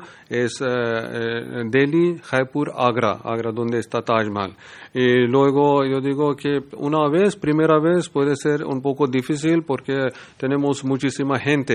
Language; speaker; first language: Spanish; non-native, learner; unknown